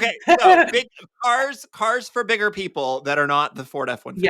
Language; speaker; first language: English; native; English